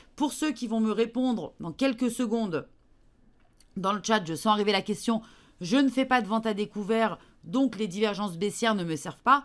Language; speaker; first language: French; native; French